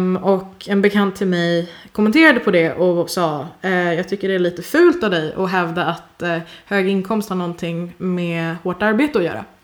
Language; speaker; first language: Swedish; early bilingual, other home language; Persian